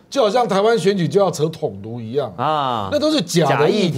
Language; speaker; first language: Chinese; native; Chinese